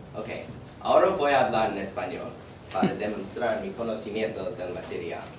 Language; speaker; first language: Spanish; non-native, learner; English